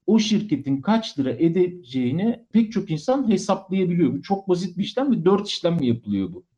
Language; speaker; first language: Turkish; native; Turkish